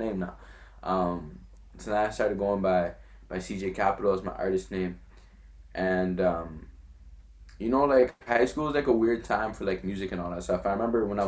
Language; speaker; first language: English; non-native, fluent; French